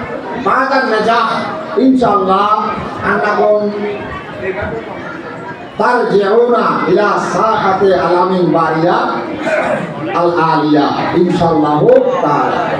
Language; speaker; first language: Arabic; non-native, fluent; Bangla